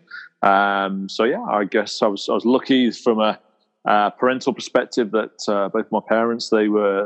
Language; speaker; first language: English; native; English